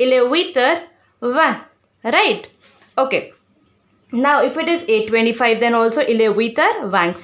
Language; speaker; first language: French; non-native, fluent; Hindi